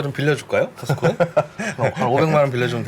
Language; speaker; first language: Korean; native; Korean